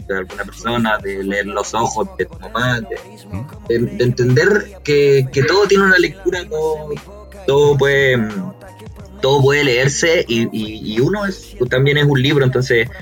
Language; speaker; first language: Spanish; native; Spanish